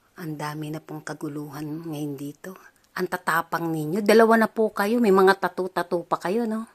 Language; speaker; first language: Filipino; native; Filipino